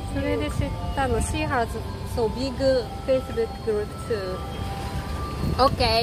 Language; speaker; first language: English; non-native, learner; Japanese